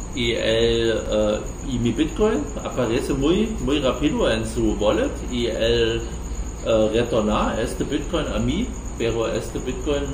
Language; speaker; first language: Spanish; non-native, learner; German